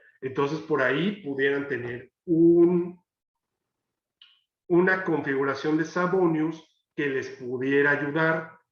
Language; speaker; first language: Spanish; native; Spanish